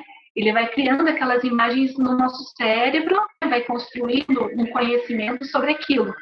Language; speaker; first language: Portuguese; native; Portuguese